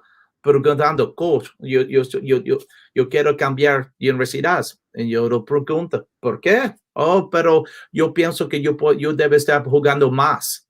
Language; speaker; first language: Spanish; non-native, learner; English